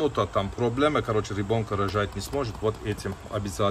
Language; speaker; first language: Russian; non-native, learner; Turkish